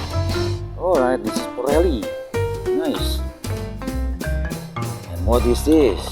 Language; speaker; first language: English; non-native, learner; Indonesian